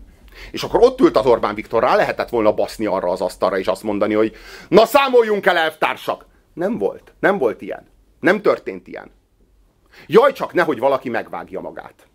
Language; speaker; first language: Hungarian; native; Hungarian